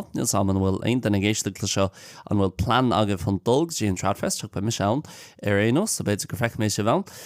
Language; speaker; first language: Irish; native; Irish